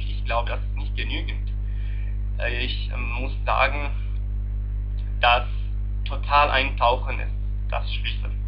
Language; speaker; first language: German; non-native, learner; Arabic